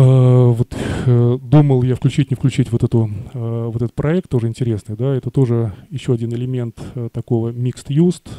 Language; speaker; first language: Russian; native; Russian